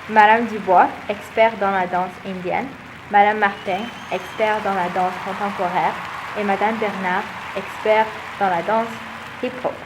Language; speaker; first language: French; non-native, learner; English